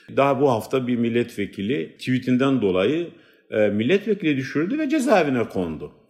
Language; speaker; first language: Turkish; non-native, local second language; Kurdish